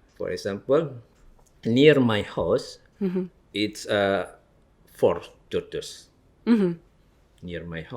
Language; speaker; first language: English; non-native, learner; Indonesian